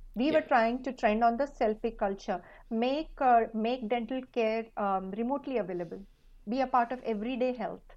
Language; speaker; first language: English; non-native, local second language; Kannada